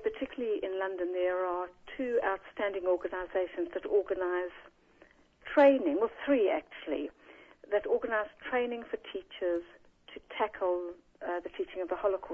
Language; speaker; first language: English; native; English